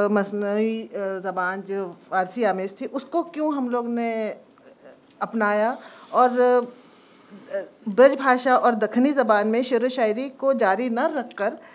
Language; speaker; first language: Hindi; native; Hindi